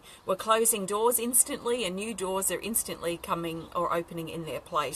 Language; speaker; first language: English; native; English